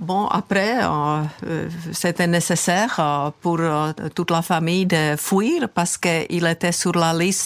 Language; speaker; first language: French; non-native, fluent; Czech